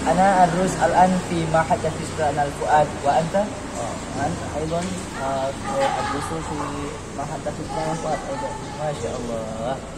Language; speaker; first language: Arabic; non-native, learner; Indonesian